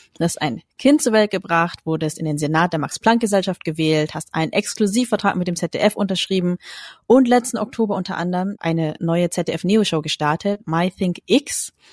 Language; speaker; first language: German; early bilingual, other home language; Vietnamese